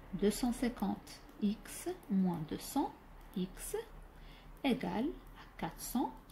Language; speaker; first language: French; non-native, local second language; Arabic